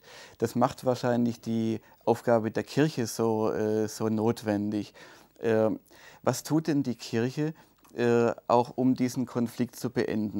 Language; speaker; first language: German; native; German